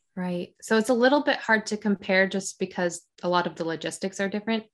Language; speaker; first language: English; native; English